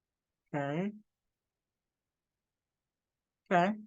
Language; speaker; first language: English; native; English